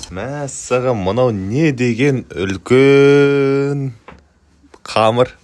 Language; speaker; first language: Kazakh; native; Kazakh